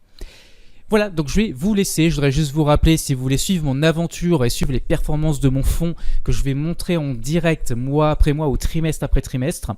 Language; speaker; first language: French; native; French